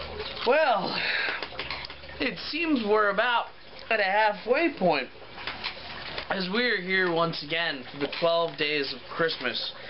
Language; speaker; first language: English; native; English